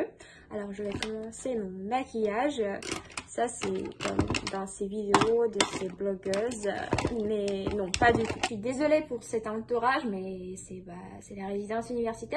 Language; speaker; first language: French; non-native, fluent; Russian